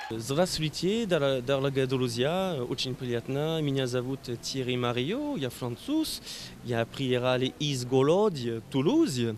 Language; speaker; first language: Russian; non-native, learner; French